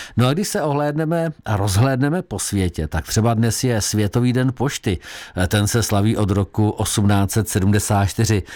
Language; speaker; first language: Czech; native; Czech